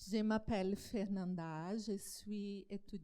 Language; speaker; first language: French; non-native, learner; Portuguese